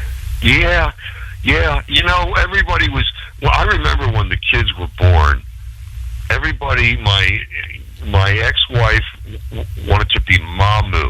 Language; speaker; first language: English; native; English